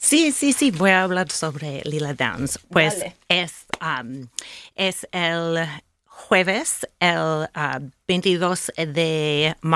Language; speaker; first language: Spanish; non-native, learner; English